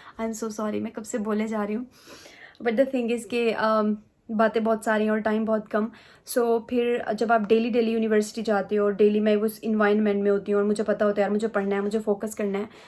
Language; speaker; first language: Urdu; native; Urdu